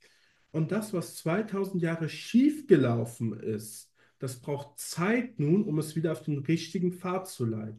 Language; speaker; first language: German; native; German